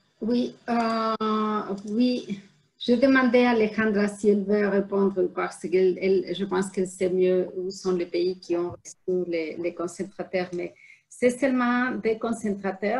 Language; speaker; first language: French; non-native, fluent; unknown